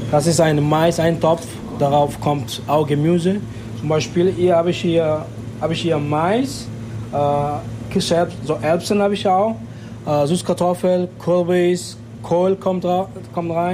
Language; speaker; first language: German; non-native, fluent; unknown